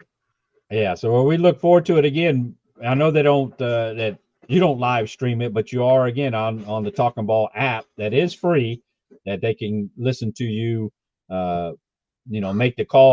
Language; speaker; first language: English; native; English